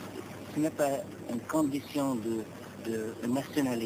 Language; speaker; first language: French; non-native, learner; English